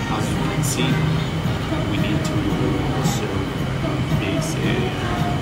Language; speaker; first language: English; non-native, learner; Arabic